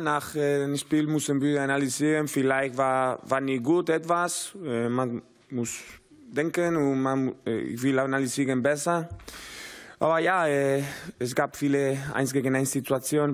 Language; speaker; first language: German; non-native, learner; Spanish